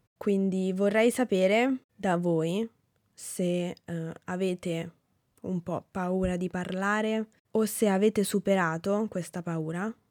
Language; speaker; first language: Italian; native; Italian